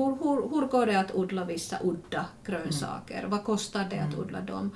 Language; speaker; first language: Swedish; non-native, local second language; Finnish